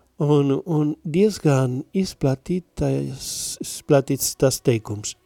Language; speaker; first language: Latvian; non-native, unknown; Spanish